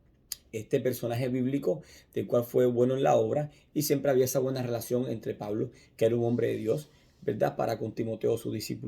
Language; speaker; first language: Spanish; native; Spanish